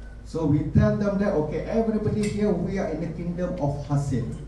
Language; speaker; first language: English; non-native, local second language; Malay